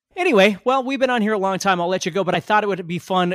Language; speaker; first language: English; native; English